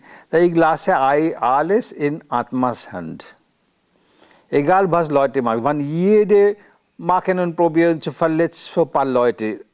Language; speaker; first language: German; non-native, learner; Bangla